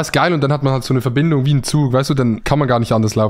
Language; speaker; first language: German; native; German